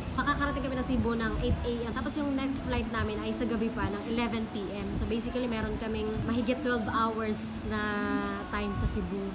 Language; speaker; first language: Filipino; native; Filipino